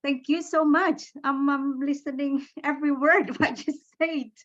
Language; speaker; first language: English; non-native, fluent; Indonesian